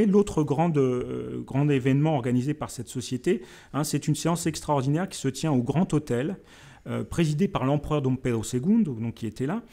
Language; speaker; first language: French; native; French